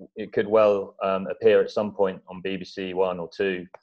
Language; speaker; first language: English; native; English